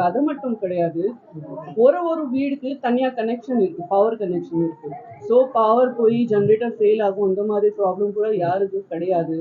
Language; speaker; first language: Tamil; non-native, learner; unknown